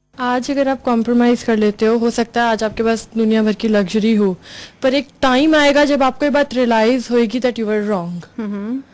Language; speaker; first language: Hindi; native; Hindi